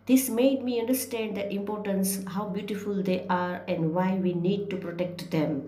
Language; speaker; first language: English; non-native, local second language; Gujarati